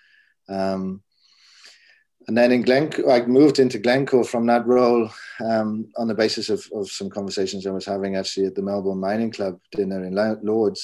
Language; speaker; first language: English; native; English